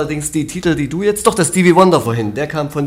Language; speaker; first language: German; native; German